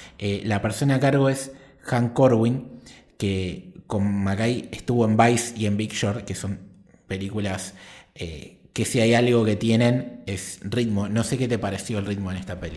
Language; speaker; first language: Spanish; native; Spanish